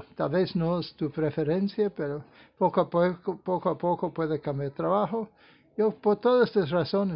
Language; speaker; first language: Spanish; non-native, fluent; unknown